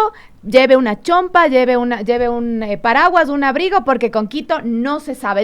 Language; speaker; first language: Spanish; native; Spanish